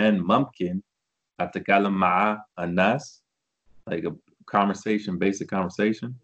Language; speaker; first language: Arabic; non-native, learner; English